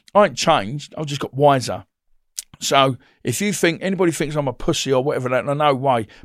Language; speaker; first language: English; native; English